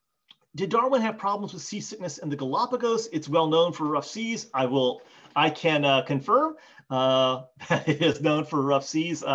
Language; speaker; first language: English; native; English